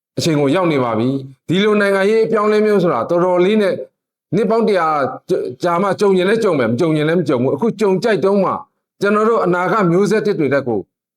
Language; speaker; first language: Burmese; non-native, local second language; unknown